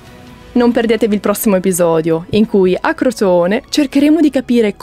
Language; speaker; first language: Italian; native; Italian